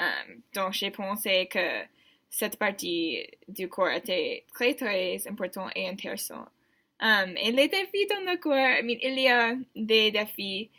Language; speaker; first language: French; non-native, learner; English